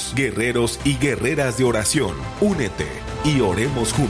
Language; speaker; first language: Spanish; native; Spanish